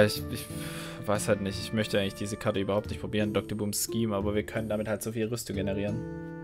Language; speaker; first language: German; native; German